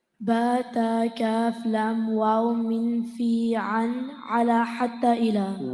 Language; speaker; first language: Arabic; non-native, learner; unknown